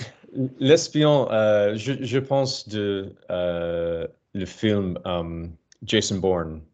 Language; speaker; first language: French; non-native, learner; English